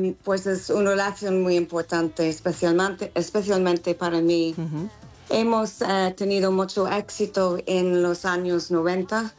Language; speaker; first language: Spanish; non-native, fluent; English